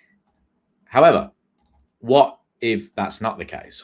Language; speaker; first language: English; native; English